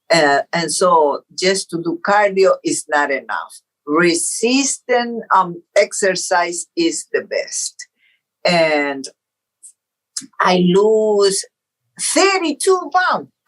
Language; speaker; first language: English; non-native, fluent; Portuguese